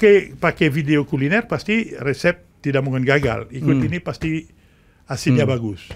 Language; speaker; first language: Indonesian; non-native, fluent; French